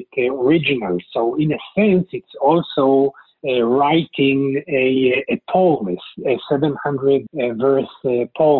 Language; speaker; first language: English; non-native, fluent; Hebrew